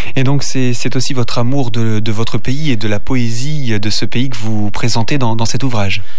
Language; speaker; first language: French; native; French